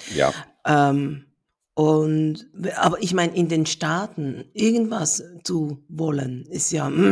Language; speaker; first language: German; native; German